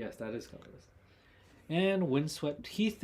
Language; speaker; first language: English; native; English